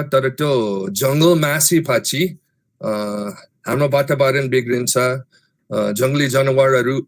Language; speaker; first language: Nepali; non-native, fluent; English